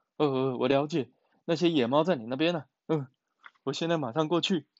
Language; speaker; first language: Chinese; native; Chinese